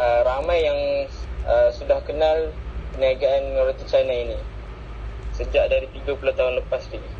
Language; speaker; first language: Malay; native; Malay